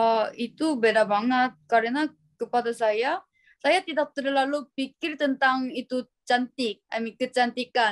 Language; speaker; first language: Indonesian; non-native, learner; Korean